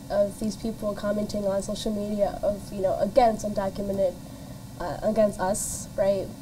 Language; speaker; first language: English; native; English